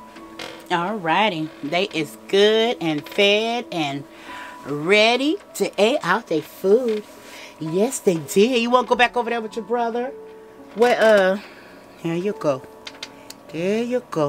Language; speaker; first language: English; native; English